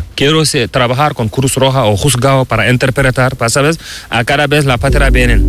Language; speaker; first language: Spanish; non-native, learner; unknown